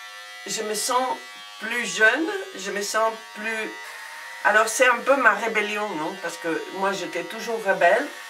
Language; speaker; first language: French; non-native, fluent; Spanish